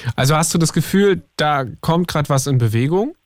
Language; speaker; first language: German; native; German